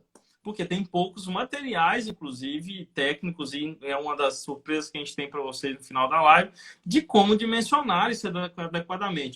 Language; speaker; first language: Portuguese; native; Portuguese